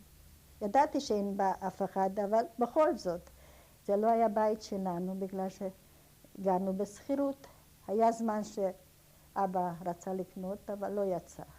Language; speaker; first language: Hebrew; non-native, fluent; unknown